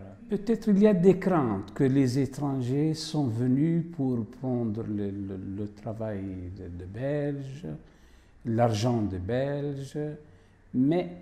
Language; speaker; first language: French; non-native, fluent; Arabic